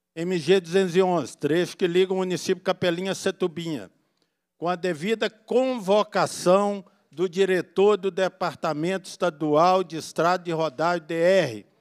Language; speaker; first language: Portuguese; native; Portuguese